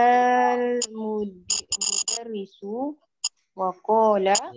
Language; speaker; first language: Arabic; non-native, learner; Malay